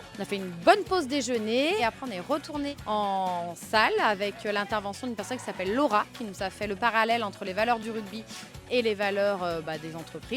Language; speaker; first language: French; native; French